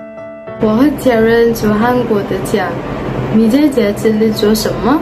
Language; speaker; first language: Chinese; non-native, learner; Malay